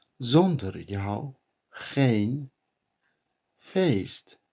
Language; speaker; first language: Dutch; non-native, learner; Turkish